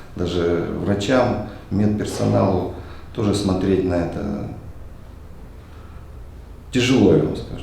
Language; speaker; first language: Russian; non-native, local second language; Ukrainian